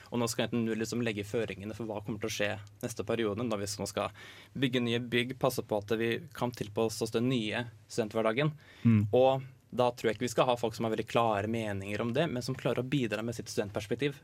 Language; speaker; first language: Norwegian; native; Norwegian